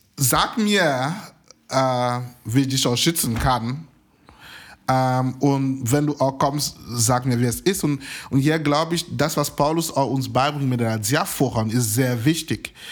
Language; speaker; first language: German; non-native, fluent; French